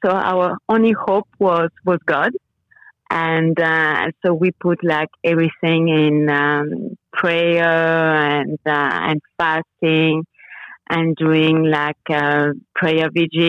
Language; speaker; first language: English; non-native, fluent; French